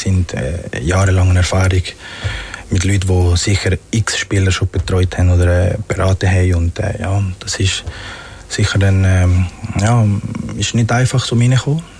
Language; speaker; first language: German; non-native, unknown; Spanish